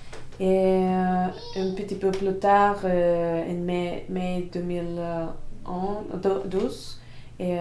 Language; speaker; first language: French; non-native, learner; Spanish